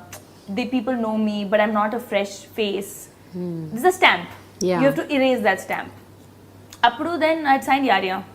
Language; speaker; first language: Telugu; non-native, local second language; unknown